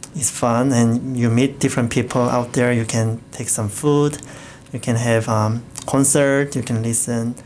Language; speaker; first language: English; non-native, fluent; Korean